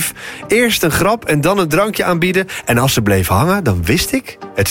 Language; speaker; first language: Dutch; native; Dutch